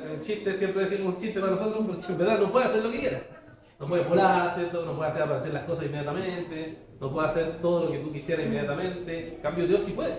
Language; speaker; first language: Spanish; native; Spanish